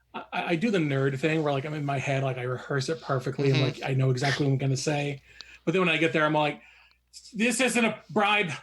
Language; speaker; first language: English; native; English